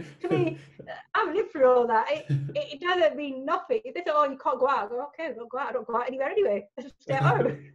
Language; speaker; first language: English; early bilingual, other home language; Hindi